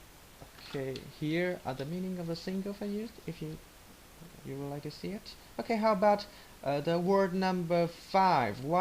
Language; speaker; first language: English; non-native, learner; Vietnamese